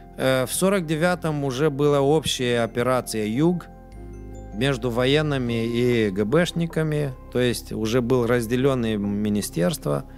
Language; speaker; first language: Russian; non-native, local second language; Romanian